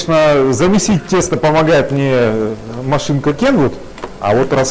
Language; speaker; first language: Russian; native; Russian